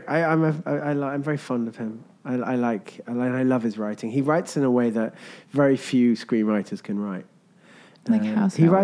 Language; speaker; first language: English; native; English